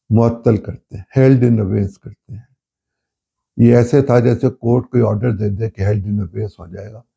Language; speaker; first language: Urdu; non-native, local second language; Punjabi